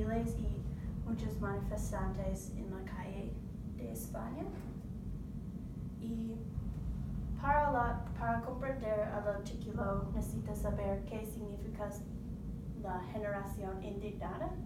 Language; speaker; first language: Spanish; non-native, learner; English